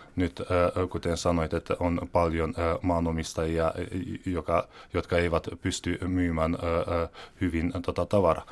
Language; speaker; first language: Finnish; non-native, fluent; Hungarian